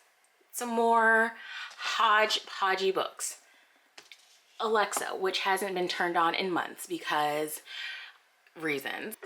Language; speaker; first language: English; native; English